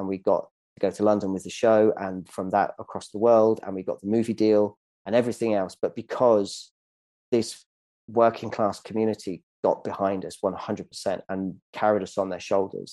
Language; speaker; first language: English; native; English